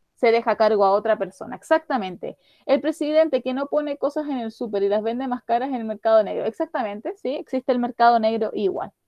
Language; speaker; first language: Spanish; native; Spanish